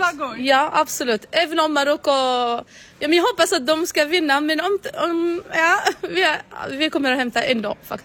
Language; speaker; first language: Swedish; non-native, learner; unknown